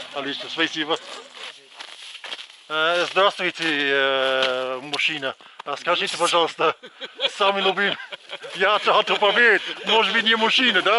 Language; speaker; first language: Russian; non-native, fluent; English